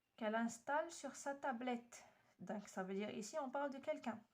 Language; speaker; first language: French; non-native, local second language; Arabic